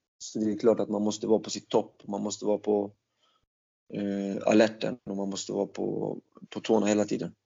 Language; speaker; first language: Swedish; early bilingual, other home language; Turkish